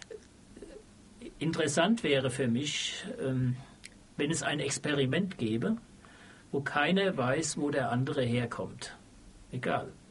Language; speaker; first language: German; native; German